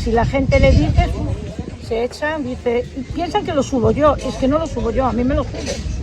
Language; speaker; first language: Spanish; native; Spanish